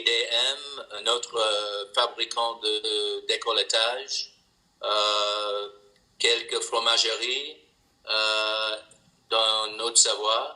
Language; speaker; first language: French; non-native, learner; English